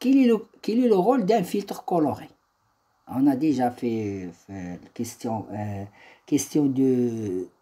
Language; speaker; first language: French; non-native, local second language; Arabic